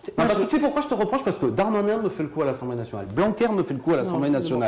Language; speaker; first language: French; native; French